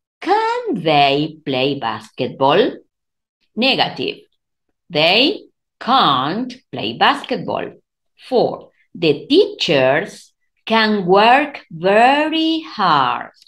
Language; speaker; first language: English; non-native, fluent; Spanish